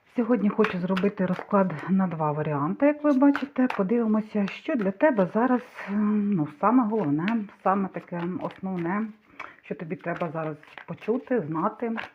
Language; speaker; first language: Ukrainian; non-native, local second language; Russian